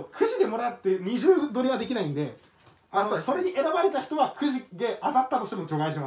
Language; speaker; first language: Japanese; native; Japanese